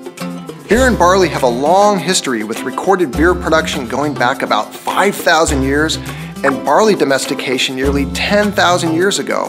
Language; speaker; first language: English; native; English